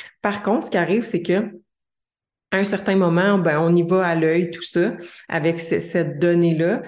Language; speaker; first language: French; native; French